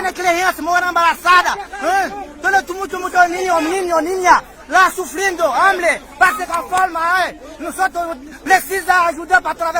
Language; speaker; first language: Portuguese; non-native, learner; Haitian Creole